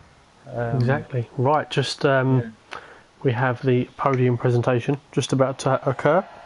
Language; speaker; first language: English; native; English